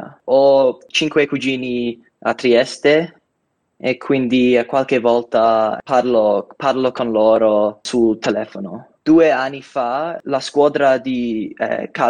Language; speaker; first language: Italian; non-native, learner; English